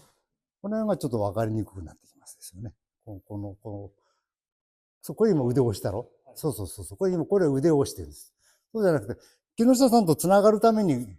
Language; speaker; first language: Japanese; native; Japanese